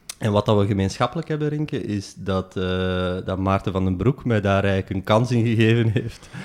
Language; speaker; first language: Dutch; native; Dutch